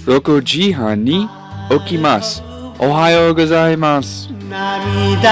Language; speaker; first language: Japanese; non-native, learner; English